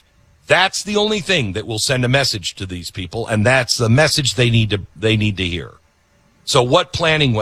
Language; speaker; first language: English; native; English